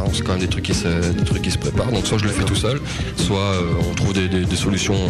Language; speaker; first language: French; native; French